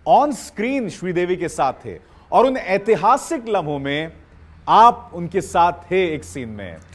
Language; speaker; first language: Hindi; native; Hindi